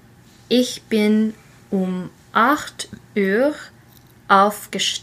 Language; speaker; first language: German; non-native, learner; English